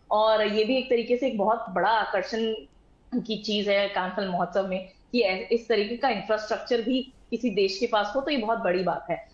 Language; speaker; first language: Hindi; native; Hindi